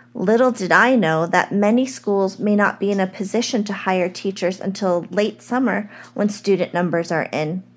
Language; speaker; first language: English; native; English